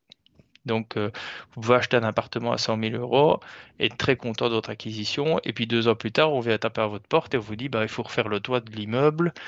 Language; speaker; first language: French; native; French